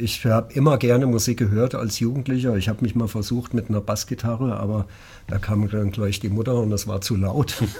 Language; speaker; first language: German; native; German